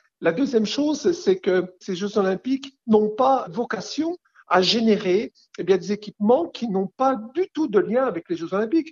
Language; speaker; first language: French; native; French